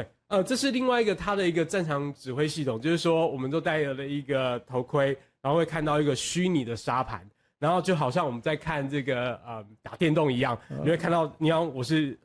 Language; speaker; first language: Chinese; native; Chinese